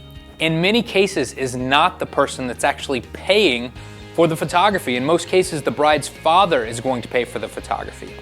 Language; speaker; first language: English; native; English